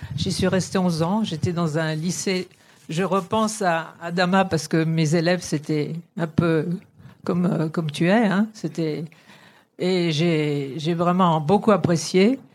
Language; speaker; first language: French; native; French